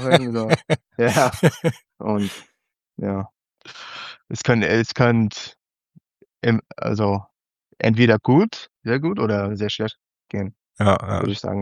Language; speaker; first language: German; non-native, learner; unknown